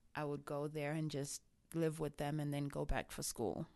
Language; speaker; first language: English; non-native, local second language; Shona